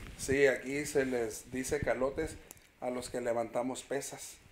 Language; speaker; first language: Spanish; native; Spanish